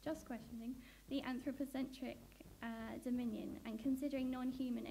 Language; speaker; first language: English; native; English